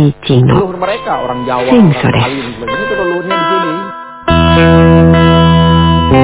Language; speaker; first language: Japanese; non-native, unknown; Indonesian